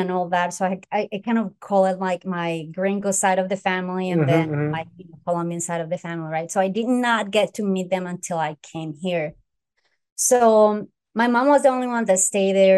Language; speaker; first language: English; non-native, fluent; Spanish